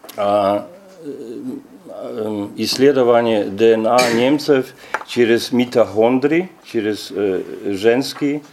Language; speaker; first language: Russian; non-native, fluent; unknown